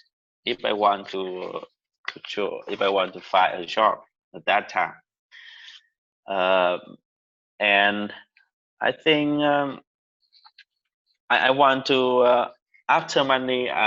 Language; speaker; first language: English; non-native, learner; Vietnamese